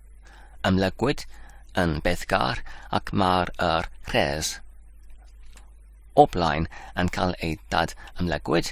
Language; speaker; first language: Welsh; non-native, learner; English